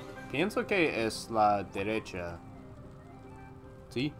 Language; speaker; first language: Spanish; non-native, learner; English